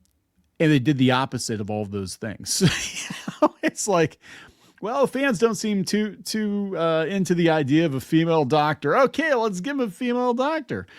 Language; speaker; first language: English; native; English